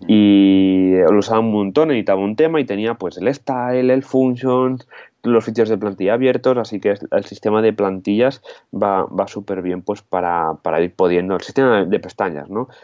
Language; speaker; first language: Spanish; non-native, local second language; Catalan